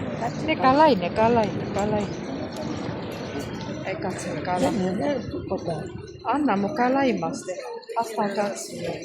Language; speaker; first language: Greek; non-native, learner; Armenian